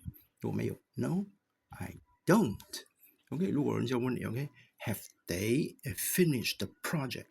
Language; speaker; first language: English; non-native, fluent; Chinese